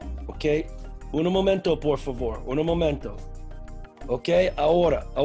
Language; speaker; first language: Spanish; non-native, learner; English